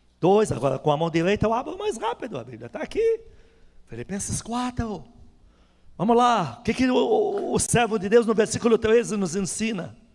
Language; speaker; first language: Portuguese; non-native, fluent; Arabic